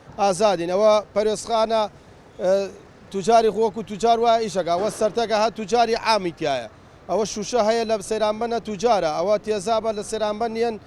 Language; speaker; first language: Central Kurdish; native; Central Kurdish